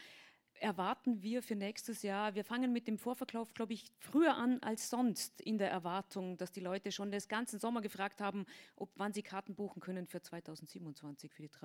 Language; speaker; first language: German; native; German